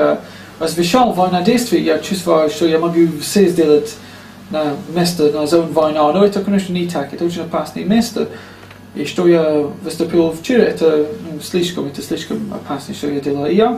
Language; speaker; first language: Russian; non-native, learner; English